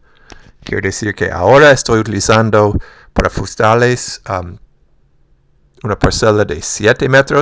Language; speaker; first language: Spanish; non-native, fluent; English